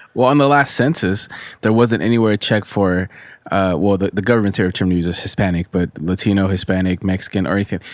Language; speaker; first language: English; early bilingual, other home language; Spanish